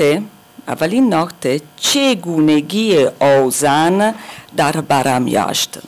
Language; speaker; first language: Persian; non-native, learner; German